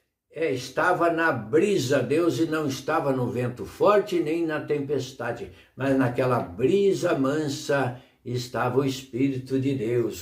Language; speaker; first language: Portuguese; native; Portuguese